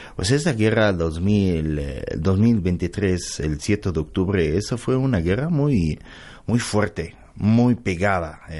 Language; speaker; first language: Spanish; non-native, learner; Arabic